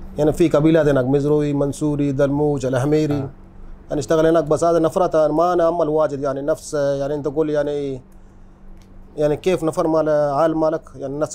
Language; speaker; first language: Arabic; non-native, learner; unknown